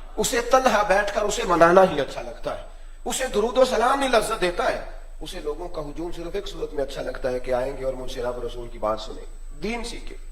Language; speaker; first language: Urdu; non-native, local second language; Punjabi